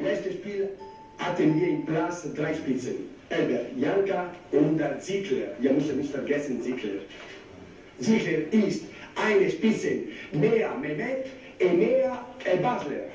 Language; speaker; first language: German; non-native, learner; Italian